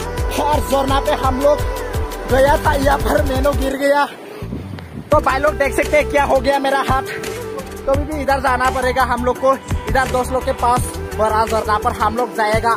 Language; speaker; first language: Hindi; non-native, local second language; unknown